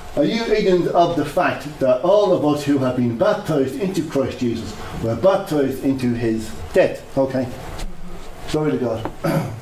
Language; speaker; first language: English; native; English